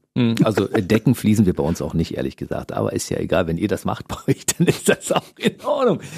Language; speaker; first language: German; native; German